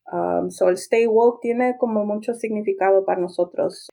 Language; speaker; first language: Spanish; early bilingual, heritage; Spanish